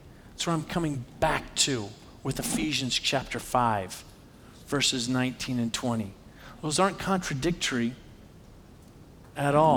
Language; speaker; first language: English; native; English